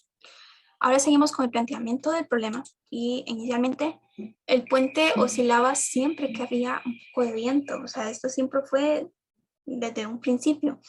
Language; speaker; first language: Spanish; native; Spanish